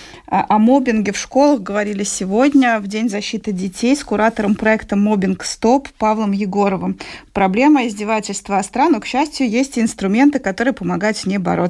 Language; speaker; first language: Russian; native; Russian